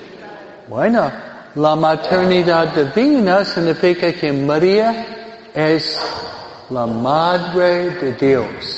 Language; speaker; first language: Spanish; non-native, fluent; English